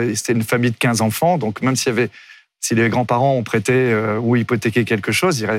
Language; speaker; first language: French; native; French